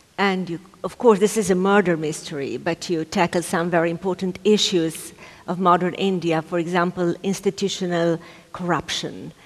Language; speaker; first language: English; non-native, fluent; Slovenian